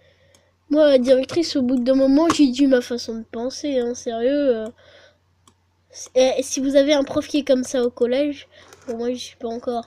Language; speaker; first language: French; native; French